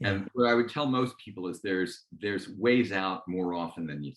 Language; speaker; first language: English; native; English